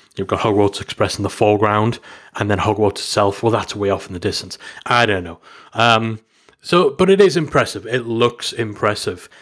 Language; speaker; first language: English; native; English